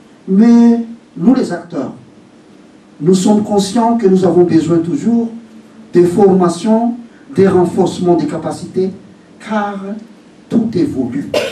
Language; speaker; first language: French; non-native, local second language; Malagasy